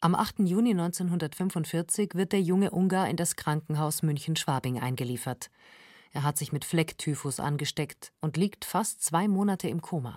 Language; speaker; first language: German; native; German